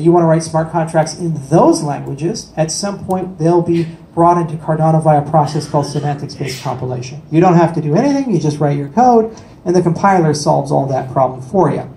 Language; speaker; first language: English; native; English